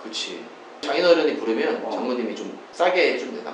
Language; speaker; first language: Korean; native; Korean